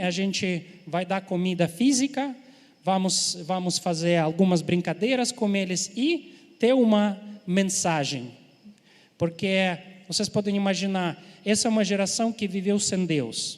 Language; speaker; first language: Portuguese; non-native, fluent; Ukrainian